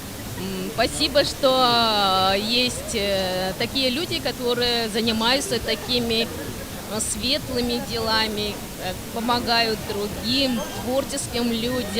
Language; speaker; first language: Russian; non-native, local second language; Kyrgyz